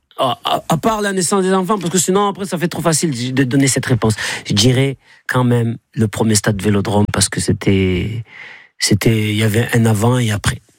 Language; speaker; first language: French; native; French